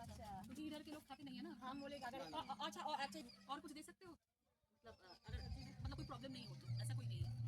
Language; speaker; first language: Hindi; non-native, local second language; Bangla